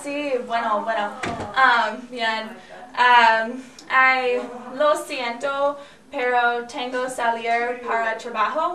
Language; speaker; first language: Spanish; non-native, learner; English